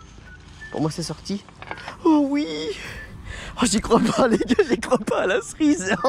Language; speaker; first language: French; native; French